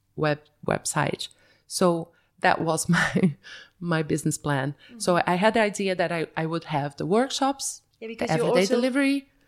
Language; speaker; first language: English; early bilingual, other home language; Portuguese